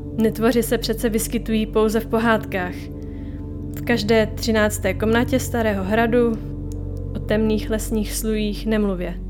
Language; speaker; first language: Czech; native; Czech